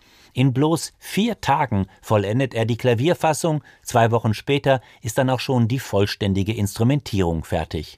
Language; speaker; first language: German; native; German